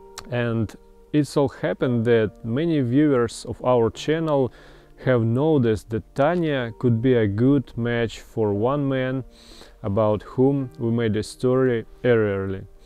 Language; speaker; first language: English; non-native, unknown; Russian